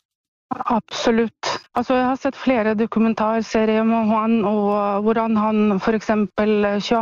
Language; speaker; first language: Norwegian; non-native, fluent; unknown